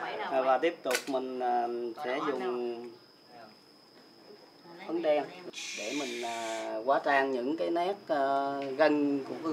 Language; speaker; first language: Vietnamese; native; Vietnamese